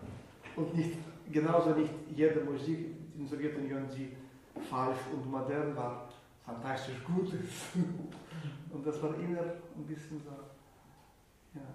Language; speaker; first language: German; non-native, fluent; Russian